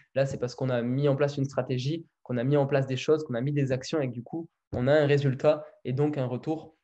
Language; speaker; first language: French; native; French